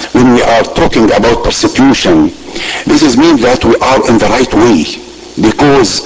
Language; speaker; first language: English; non-native, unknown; Arabic